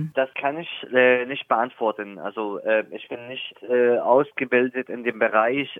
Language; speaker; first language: German; non-native, fluent; Arabic